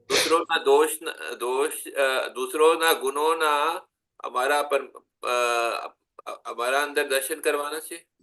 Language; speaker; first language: Hindi; non-native, local second language; Gujarati